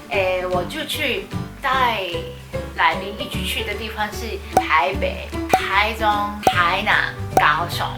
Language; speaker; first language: Chinese; non-native, fluent; Japanese